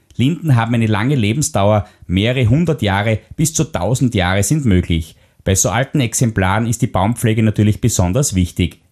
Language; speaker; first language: German; native; German